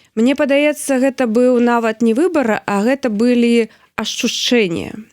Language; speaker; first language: Belarusian; non-native, local second language; Russian